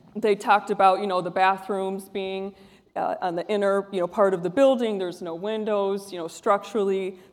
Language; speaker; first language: English; native; English